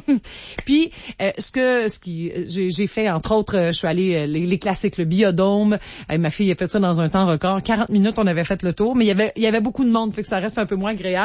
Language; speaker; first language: French; native; French